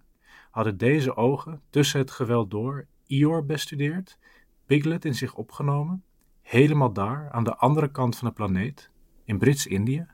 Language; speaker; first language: Dutch; native; Dutch